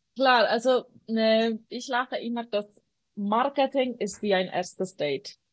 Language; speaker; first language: German; non-native, fluent; Polish